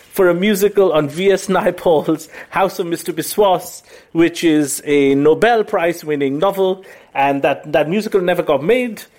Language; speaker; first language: English; non-native, local second language; Bangla